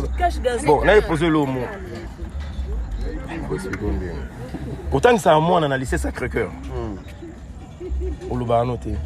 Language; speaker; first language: French; non-native, local second language; Lingala